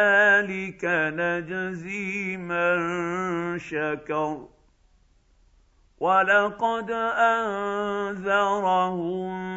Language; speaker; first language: Arabic; native; Arabic